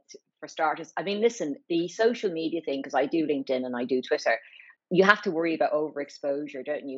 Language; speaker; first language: English; native; English